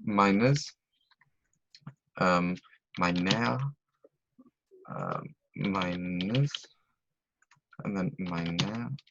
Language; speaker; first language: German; non-native, fluent; English